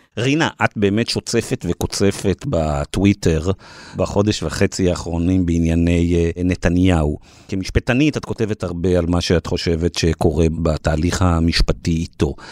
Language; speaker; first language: Hebrew; native; Hebrew